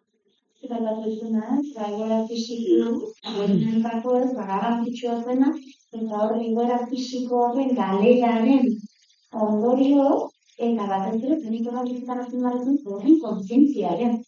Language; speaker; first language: Basque; native; Basque